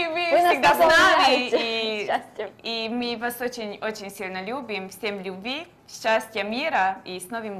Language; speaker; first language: Russian; non-native, learner; Hungarian